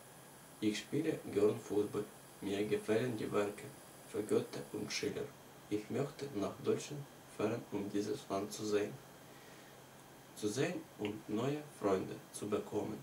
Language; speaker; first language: German; non-native, learner; Ukrainian